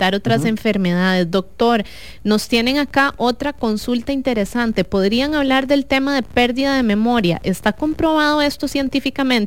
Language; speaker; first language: Spanish; native; Spanish